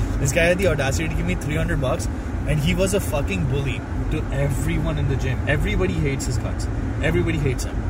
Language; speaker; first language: English; non-native, local second language; Hindi